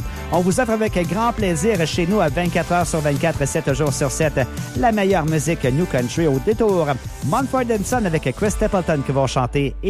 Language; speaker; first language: French; native; French